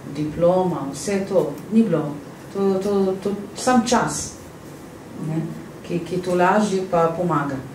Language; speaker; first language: Slovenian; non-native, fluent; Arabic